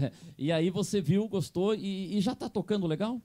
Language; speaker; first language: Portuguese; native; Portuguese